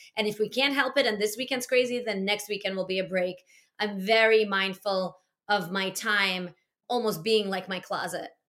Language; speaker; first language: English; early bilingual, other home language; Russian